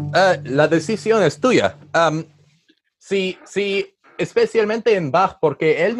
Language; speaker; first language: Spanish; non-native, learner; English